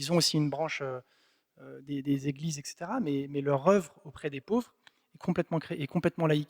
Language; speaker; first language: French; native; French